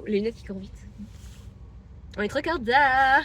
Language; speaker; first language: French; native; French